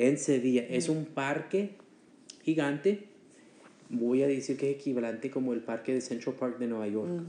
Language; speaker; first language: Spanish; early bilingual, heritage; Spanish